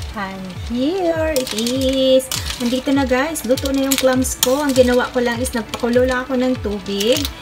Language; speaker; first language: Filipino; native; Filipino